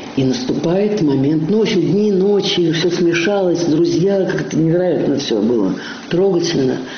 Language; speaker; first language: Russian; native; Russian